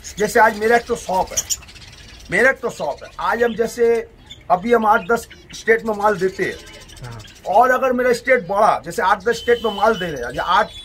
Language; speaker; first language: Hindi; non-native, local second language; Bangla